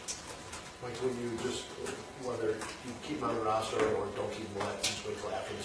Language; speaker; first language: English; native; English